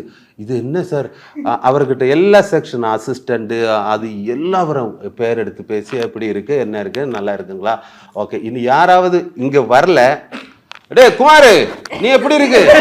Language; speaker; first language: Tamil; non-native, learner; Malayalam